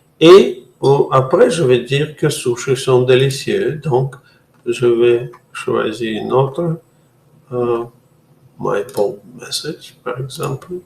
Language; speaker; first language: French; non-native, fluent; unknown